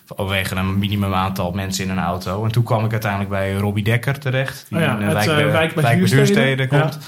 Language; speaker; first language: Dutch; native; Dutch